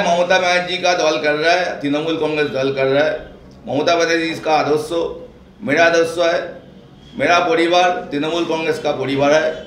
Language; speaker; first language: Hindi; non-native, local second language; Bangla